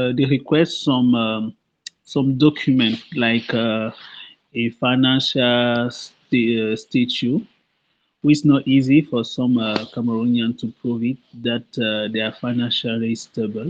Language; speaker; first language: English; non-native, local second language; French